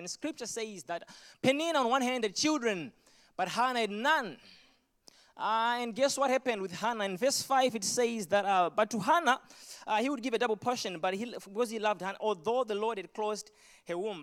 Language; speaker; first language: English; non-native, local second language; Shona